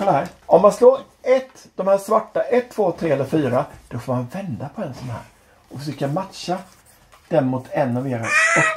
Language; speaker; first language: Swedish; native; Swedish